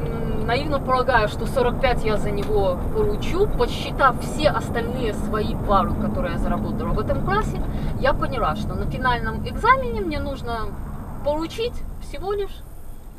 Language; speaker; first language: Russian; native; Russian